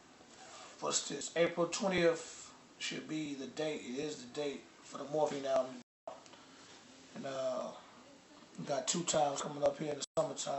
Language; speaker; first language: English; native; English